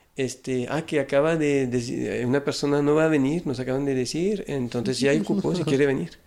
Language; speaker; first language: Spanish; non-native, fluent; French